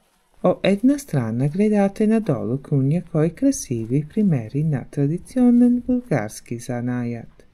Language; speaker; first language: Bulgarian; non-native, learner; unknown